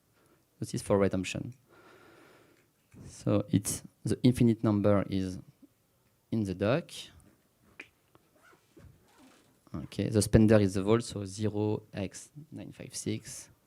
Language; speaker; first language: English; non-native, fluent; French